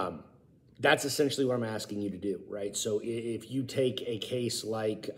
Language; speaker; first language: English; native; English